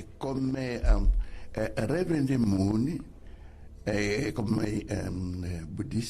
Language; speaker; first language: Italian; non-native, fluent; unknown